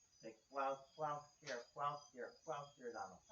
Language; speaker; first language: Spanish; non-native, fluent; English